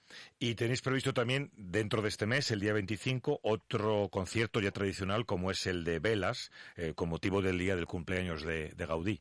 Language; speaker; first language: Spanish; native; Spanish